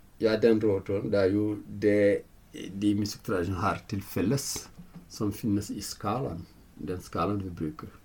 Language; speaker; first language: Norwegian; non-native, fluent; Fula